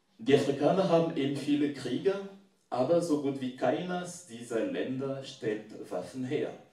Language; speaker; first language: German; non-native, fluent; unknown